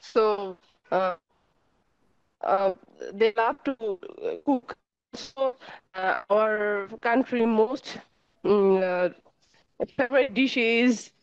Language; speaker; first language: English; non-native, learner; Bangla